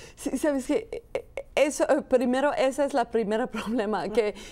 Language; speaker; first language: Spanish; early bilingual, heritage; Spanish